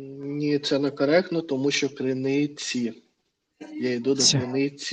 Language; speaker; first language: Ukrainian; non-native, fluent; Russian